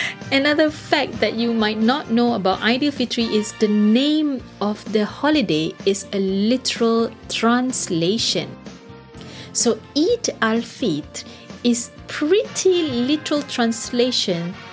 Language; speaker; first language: English; non-native, local second language; Malay